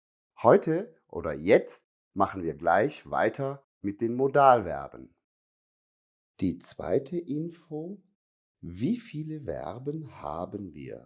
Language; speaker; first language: German; non-native, fluent; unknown